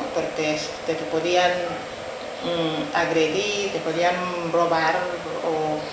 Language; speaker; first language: Spanish; non-native, fluent; Wolof